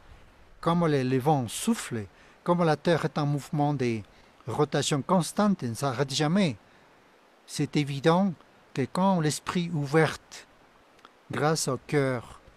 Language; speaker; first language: French; non-native, fluent; Spanish